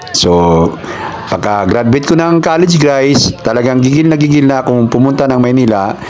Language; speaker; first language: Filipino; non-native, local second language; Cebuano